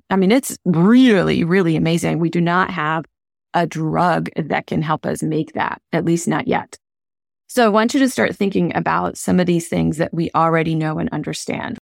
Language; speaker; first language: English; non-native, local second language; Hindi